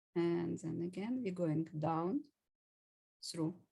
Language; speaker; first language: English; non-native, fluent; Ukrainian